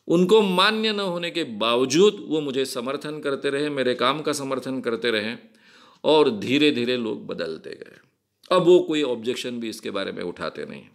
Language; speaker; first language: Hindi; non-native, local second language; Marathi